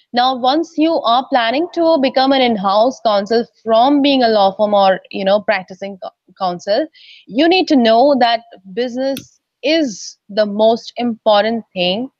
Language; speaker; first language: English; non-native, local second language; Odia